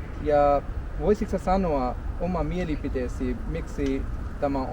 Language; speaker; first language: Finnish; non-native, learner; Hindi